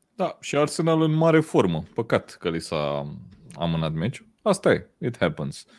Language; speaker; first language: Romanian; native; Romanian